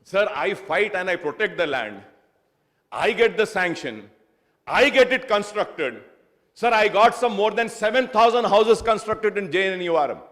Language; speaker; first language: English; non-native, local second language; Urdu